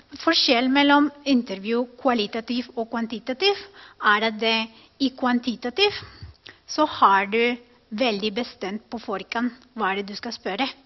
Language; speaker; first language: Norwegian; non-native, fluent; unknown